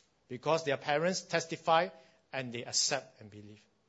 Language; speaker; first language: English; non-native, local second language; Chinese